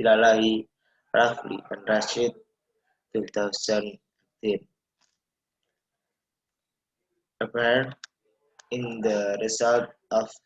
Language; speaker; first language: English; non-native, learner; Indonesian